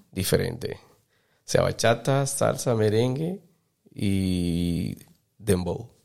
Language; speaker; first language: Spanish; native; Spanish